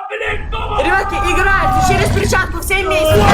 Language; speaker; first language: Russian; native; Russian